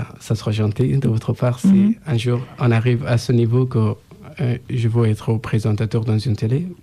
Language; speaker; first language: French; non-native, learner; Persian